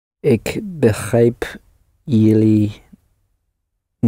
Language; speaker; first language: Dutch; non-native, learner; English